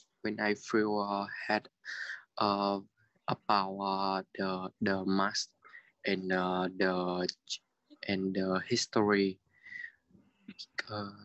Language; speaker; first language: English; non-native, learner; Vietnamese